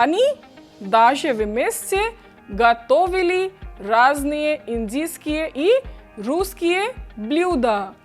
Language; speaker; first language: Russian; non-native, fluent; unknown